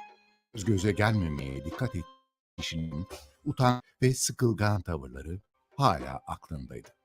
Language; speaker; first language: Turkish; native; Turkish